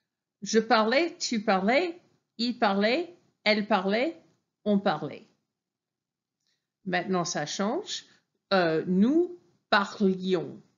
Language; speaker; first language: French; non-native, fluent; English